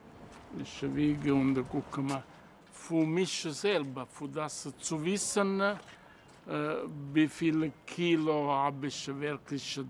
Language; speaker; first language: German; non-native, learner; Italian